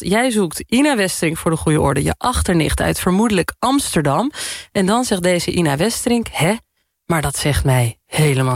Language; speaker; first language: Dutch; native; Dutch